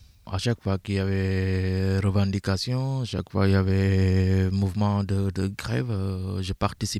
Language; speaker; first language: French; non-native, local second language; Fula